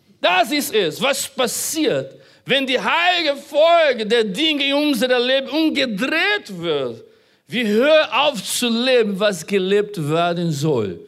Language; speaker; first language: German; non-native, fluent; Portuguese